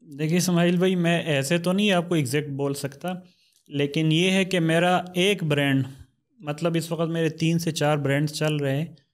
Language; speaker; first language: Urdu; non-native, local second language; Pashto